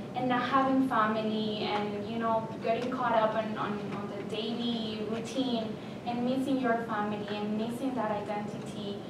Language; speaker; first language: English; early bilingual, other home language; Spanish